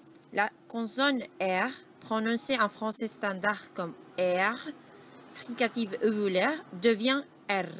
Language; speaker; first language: French; non-native, learner; Spanish